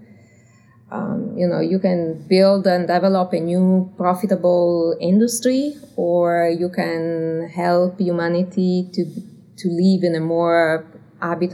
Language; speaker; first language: English; non-native, fluent; Italian